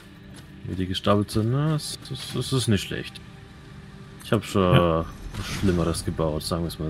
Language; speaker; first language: German; native; German